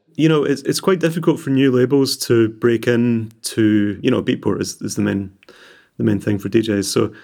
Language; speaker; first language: English; native; English